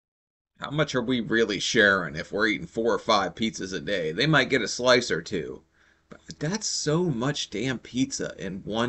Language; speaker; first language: English; native; English